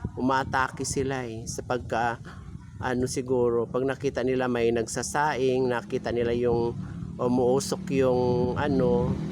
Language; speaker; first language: Filipino; non-native, local second language; Cebuano